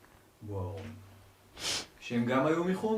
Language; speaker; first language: Hebrew; native; Hebrew